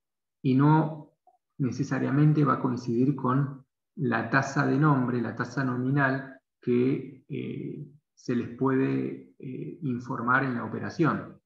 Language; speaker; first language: Spanish; native; Spanish